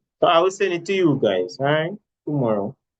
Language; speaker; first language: English; native; English